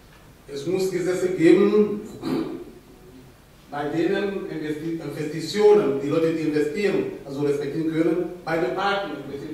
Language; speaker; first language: German; non-native, fluent; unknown